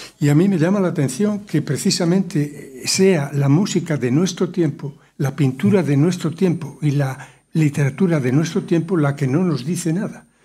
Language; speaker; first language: Spanish; native; Spanish